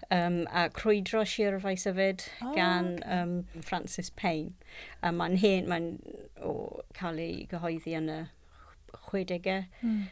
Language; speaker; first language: Welsh; non-native, local second language; English